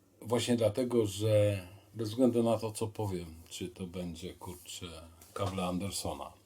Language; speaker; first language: Polish; native; Polish